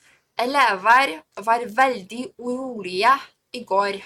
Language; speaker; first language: Norwegian; non-native, fluent; Polish